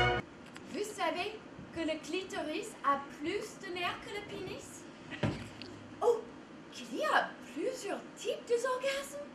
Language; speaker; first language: French; non-native, fluent; English